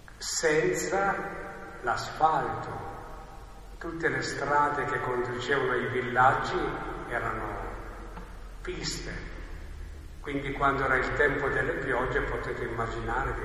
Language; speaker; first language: Italian; native; Italian